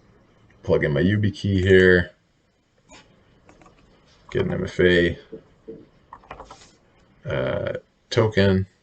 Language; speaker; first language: English; native; English